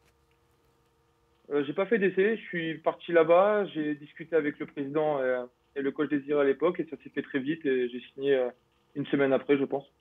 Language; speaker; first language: French; native; French